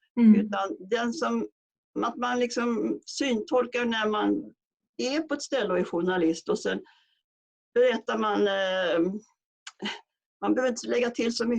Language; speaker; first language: Swedish; native; Swedish